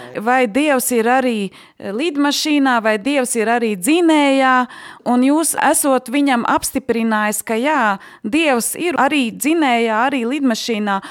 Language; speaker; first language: Latvian; native; Latvian